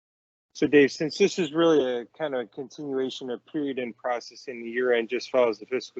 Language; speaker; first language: English; native; English